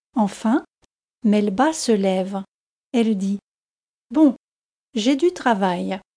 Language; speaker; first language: French; native; French